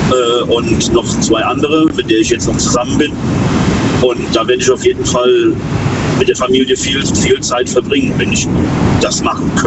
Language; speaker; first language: German; native; German